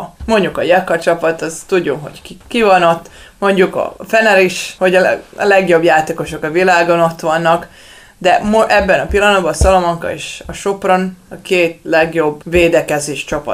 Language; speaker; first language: Hungarian; non-native, learner; Serbian